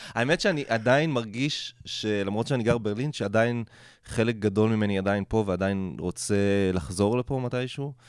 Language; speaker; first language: Hebrew; non-native, local second language; Arabic